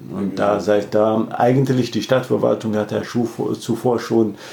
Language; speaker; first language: German; non-native, fluent; Amharic